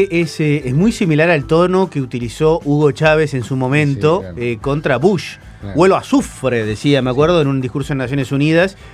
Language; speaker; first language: Spanish; native; Spanish